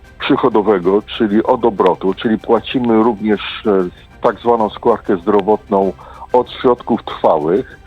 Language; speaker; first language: Polish; native; Polish